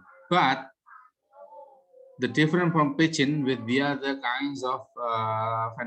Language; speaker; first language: English; non-native, fluent; Indonesian